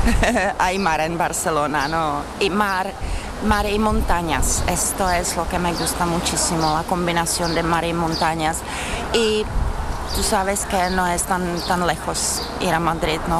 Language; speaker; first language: Spanish; non-native, fluent; Czech